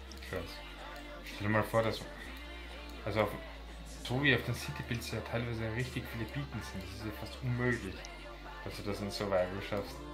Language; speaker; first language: German; native; German